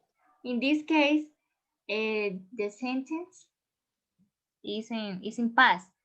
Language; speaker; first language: English; non-native, learner; Spanish